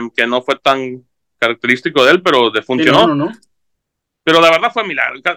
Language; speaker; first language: Spanish; early bilingual, heritage; Spanish